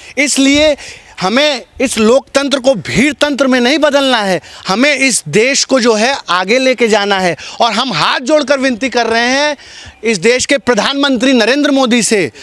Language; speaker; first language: Hindi; native; Hindi